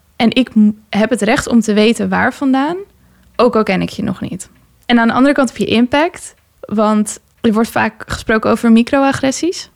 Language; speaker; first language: Dutch; native; Dutch